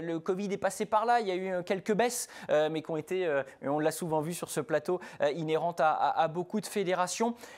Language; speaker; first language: French; native; French